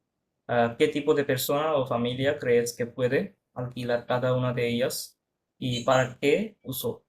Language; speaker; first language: Spanish; non-native, fluent; Bangla